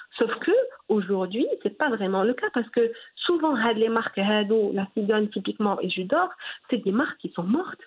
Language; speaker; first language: French; non-native, local second language; Arabic